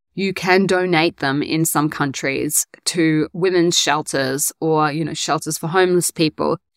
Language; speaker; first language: English; native; English